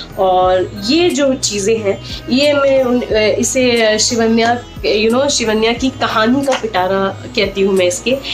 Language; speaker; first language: Hindi; native; Hindi